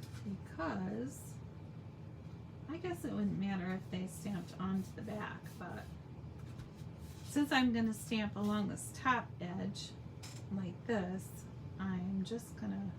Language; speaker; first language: English; native; English